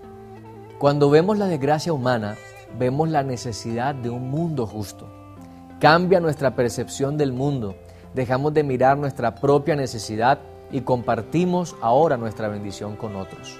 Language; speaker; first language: Spanish; native; Spanish